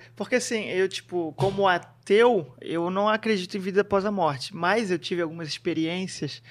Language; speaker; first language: Portuguese; native; Portuguese